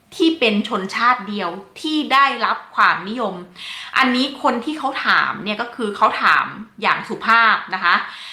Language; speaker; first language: Thai; native; Thai